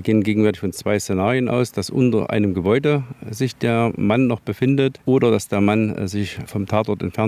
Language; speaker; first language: German; native; German